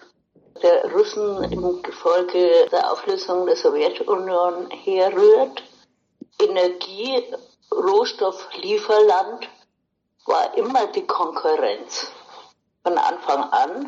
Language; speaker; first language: German; native; German